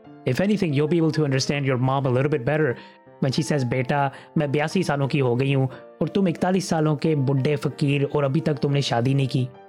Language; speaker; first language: English; early bilingual, other home language; Punjabi